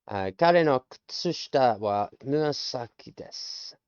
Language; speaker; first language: Japanese; non-native, learner; English